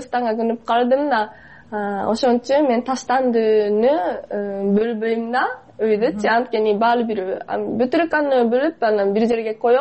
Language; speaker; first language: Kyrgyz; non-native, fluent; Japanese